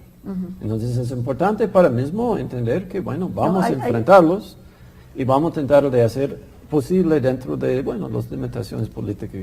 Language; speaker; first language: Spanish; non-native, fluent; English